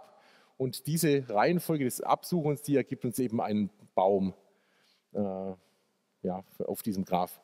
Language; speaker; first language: German; native; German